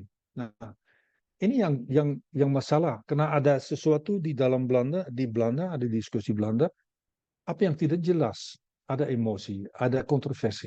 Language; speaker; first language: Indonesian; non-native, learner; Dutch